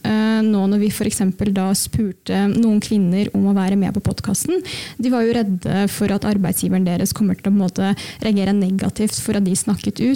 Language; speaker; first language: Norwegian; native; Norwegian